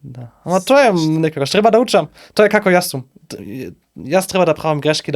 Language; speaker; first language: Macedonian; non-native, learner; German